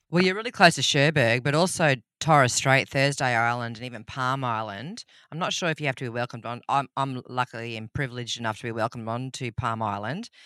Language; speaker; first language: English; native; English